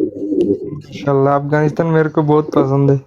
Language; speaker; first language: Hindi; non-native, learner; Bangla